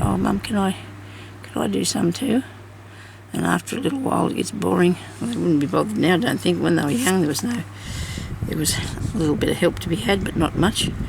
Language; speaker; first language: English; native; English